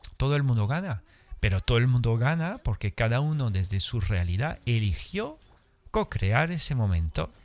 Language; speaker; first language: Spanish; non-native, fluent; French